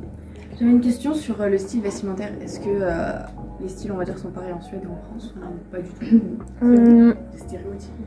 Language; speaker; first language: French; native; French